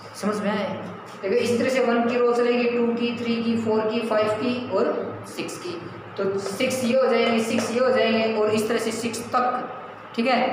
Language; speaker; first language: Hindi; native; Hindi